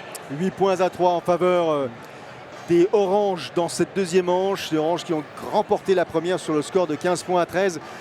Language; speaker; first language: French; native; French